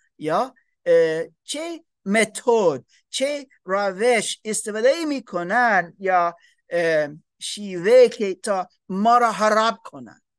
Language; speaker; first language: Persian; non-native, fluent; English